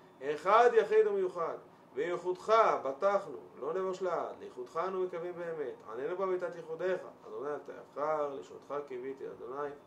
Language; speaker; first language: Hebrew; native; Hebrew